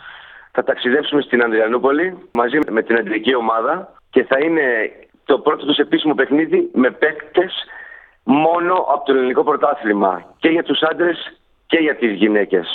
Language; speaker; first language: Greek; early bilingual, heritage; Greek